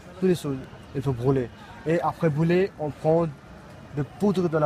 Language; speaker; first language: French; non-native, learner; Nepali